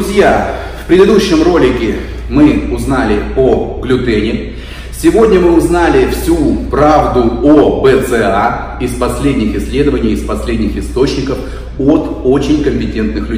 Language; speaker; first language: Russian; native; Russian